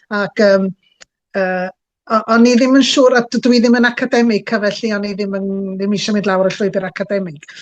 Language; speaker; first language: Welsh; native; Welsh